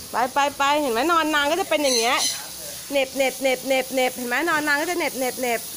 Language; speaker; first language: Thai; native; Thai